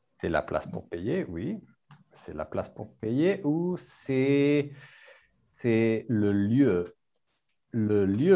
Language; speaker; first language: French; non-native, learner; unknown